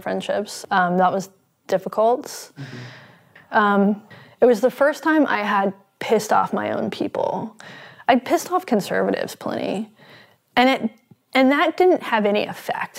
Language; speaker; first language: English; native; English